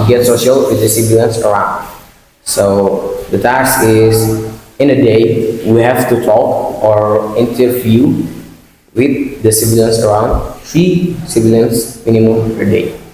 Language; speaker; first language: English; non-native, learner; Indonesian